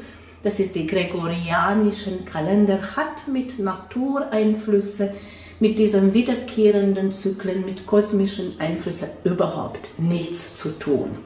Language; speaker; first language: German; non-native, fluent; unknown